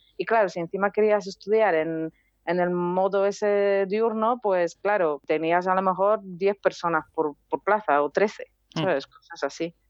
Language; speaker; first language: Spanish; non-native, fluent; Polish